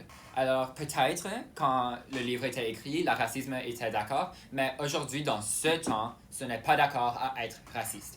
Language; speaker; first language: French; non-native, local second language; English